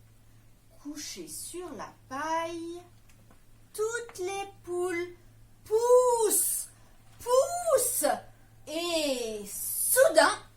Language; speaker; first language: French; native; French